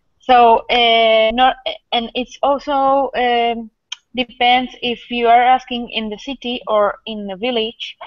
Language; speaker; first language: English; non-native, learner; Spanish